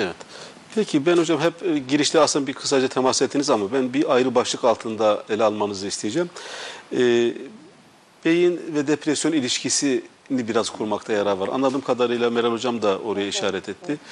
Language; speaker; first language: Turkish; native; Turkish